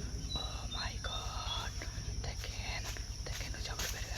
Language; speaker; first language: Hindi; non-native, learner; Bangla